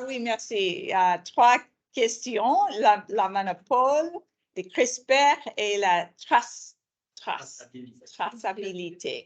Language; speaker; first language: French; non-native, fluent; English